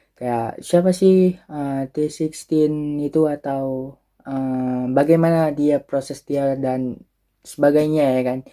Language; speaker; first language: Indonesian; early bilingual, other home language; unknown